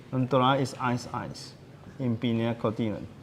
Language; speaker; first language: German; non-native, learner; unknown